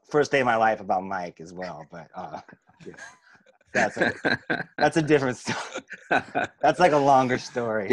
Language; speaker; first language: English; native; English